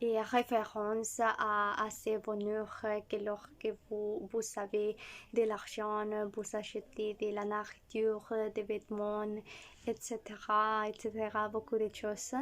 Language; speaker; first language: French; non-native, learner; Spanish